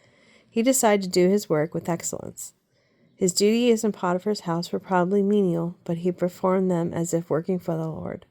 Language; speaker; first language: English; native; English